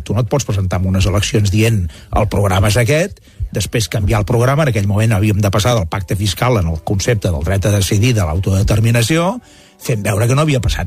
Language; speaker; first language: Catalan; native; Catalan